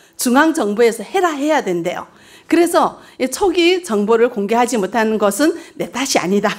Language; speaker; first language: Korean; early bilingual, heritage; Korean